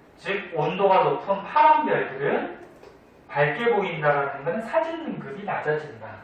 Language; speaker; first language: Korean; native; Korean